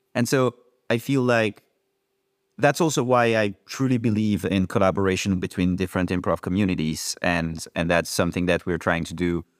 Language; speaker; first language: English; non-native, fluent; French